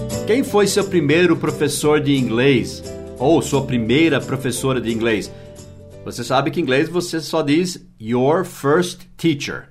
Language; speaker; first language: Portuguese; non-native, fluent; English